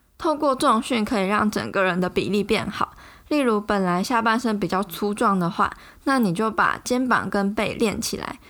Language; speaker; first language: Chinese; native; Chinese